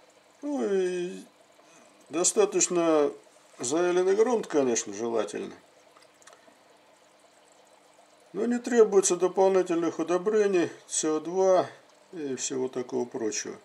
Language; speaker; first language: Russian; native; Russian